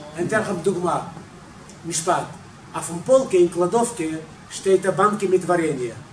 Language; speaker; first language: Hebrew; non-native, fluent; Russian